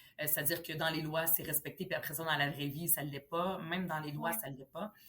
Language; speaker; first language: French; early bilingual, other home language; Arabic